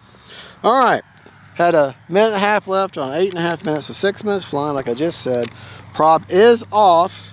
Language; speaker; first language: English; native; English